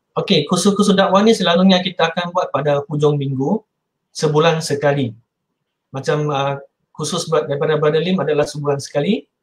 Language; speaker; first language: Malay; non-native, local second language; Chinese